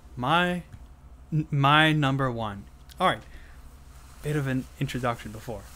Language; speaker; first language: English; non-native, fluent; French